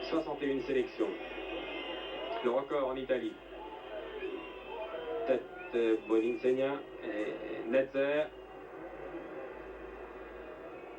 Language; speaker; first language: French; native; French